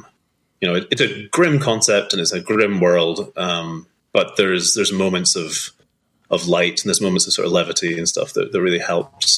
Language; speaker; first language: English; native; English